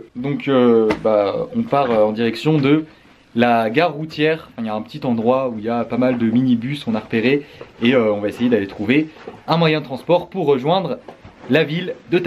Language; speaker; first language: French; native; French